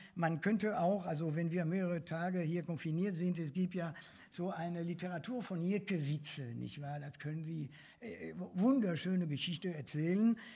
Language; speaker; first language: German; non-native, fluent; French